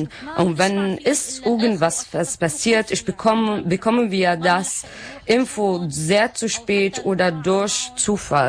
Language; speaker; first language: German; non-native, learner; Arabic